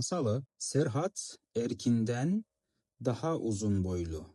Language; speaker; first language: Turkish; non-native, fluent; Kazakh